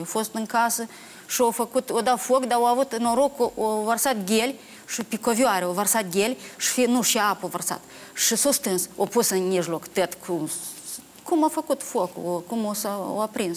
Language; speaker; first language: Romanian; native; Romanian